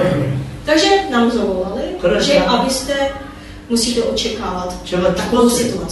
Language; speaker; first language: Czech; non-native, fluent; Korean